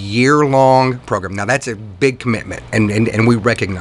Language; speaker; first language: English; native; English